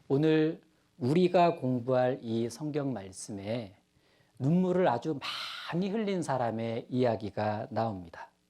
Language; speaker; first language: Korean; native; Korean